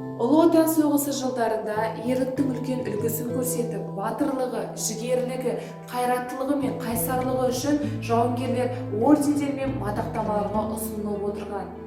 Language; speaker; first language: Kazakh; native; Kazakh